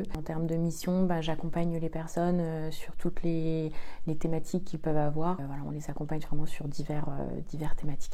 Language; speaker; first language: French; native; French